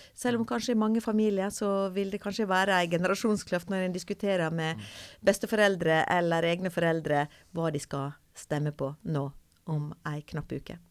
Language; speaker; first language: Norwegian; native; Norwegian